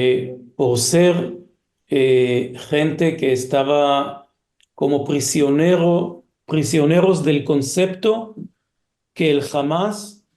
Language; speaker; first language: Spanish; early bilingual, heritage; Hebrew